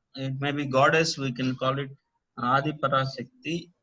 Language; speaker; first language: English; non-native, local second language; Telugu